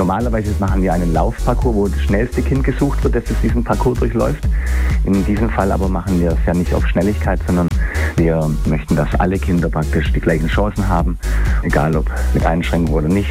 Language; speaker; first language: German; native; German